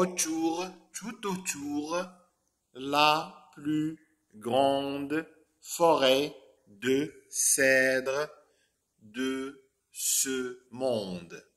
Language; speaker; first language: French; non-native, local second language; Arabic